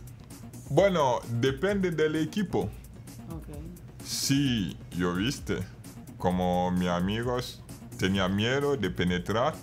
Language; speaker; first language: Spanish; non-native, fluent; Bambara